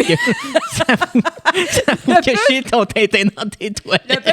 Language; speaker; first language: French; native; French